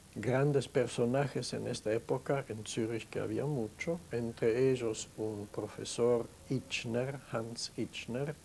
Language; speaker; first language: Spanish; non-native, fluent; German